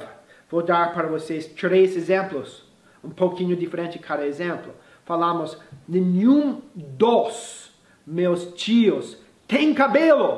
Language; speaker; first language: Portuguese; non-native, fluent; English